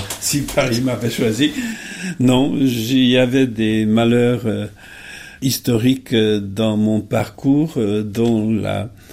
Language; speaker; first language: French; non-native, fluent; Hungarian